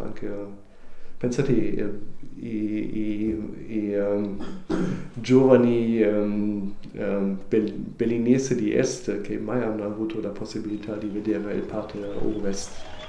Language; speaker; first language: Italian; non-native, learner; German